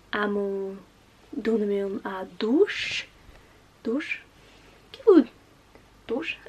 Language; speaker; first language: French; non-native, learner; Russian